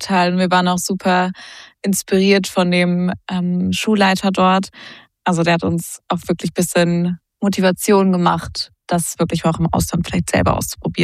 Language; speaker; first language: German; native; German